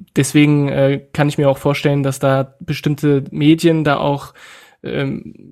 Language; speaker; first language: German; non-native, fluent; French